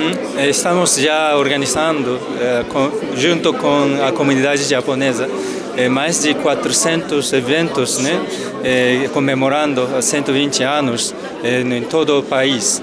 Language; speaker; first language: Portuguese; non-native, fluent; Japanese